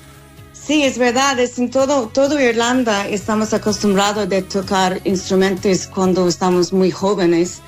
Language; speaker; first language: Spanish; non-native, learner; English